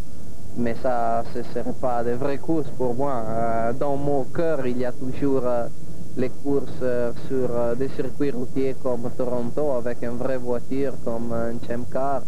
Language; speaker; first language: French; non-native, fluent; Italian